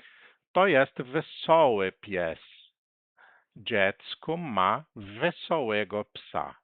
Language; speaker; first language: Polish; non-native, learner; Portuguese